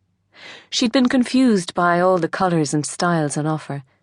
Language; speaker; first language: English; native; English